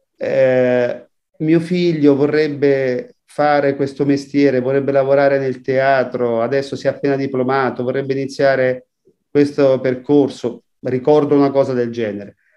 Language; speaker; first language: Italian; native; Italian